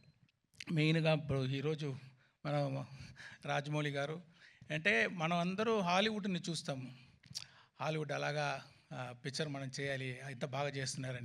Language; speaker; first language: Telugu; non-native, fluent; Tamil